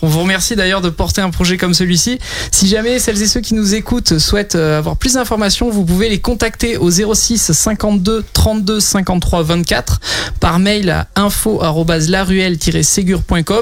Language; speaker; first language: French; native; French